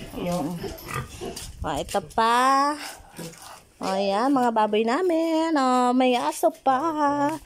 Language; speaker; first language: Filipino; non-native, local second language; Bikol